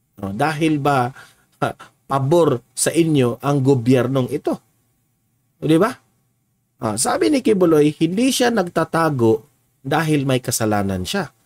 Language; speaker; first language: Filipino; native; Filipino